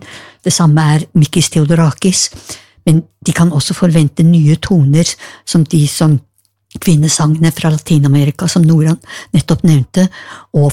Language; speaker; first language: Norwegian; native; Norwegian